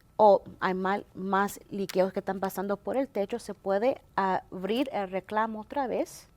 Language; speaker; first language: Spanish; early bilingual, heritage; Spanish